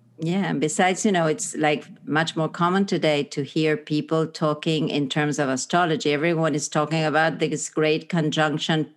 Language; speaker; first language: English; non-native, fluent; Spanish